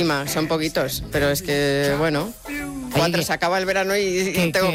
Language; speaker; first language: Spanish; native; Spanish